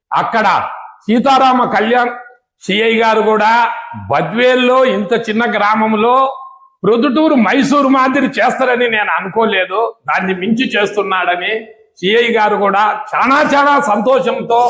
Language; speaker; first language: Telugu; native; Telugu